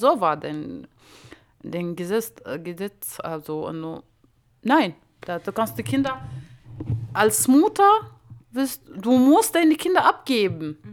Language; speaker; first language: German; non-native, learner; Arabic